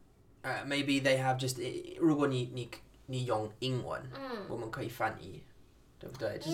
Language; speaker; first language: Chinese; non-native, learner; English